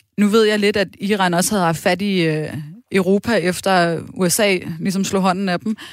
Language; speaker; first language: Danish; native; Danish